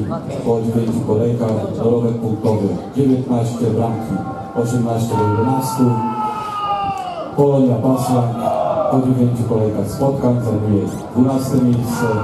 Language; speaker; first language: Polish; native; Polish